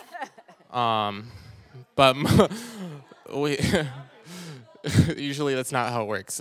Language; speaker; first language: English; native; English